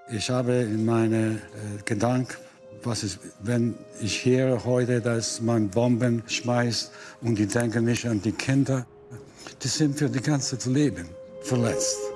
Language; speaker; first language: German; early bilingual, heritage; Italian